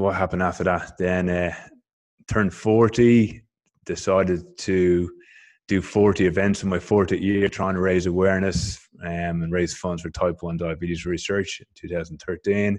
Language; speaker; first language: English; native; English